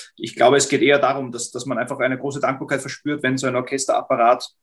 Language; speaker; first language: German; native; German